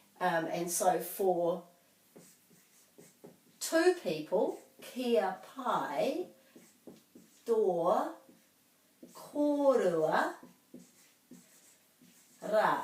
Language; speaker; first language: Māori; non-native, local second language; English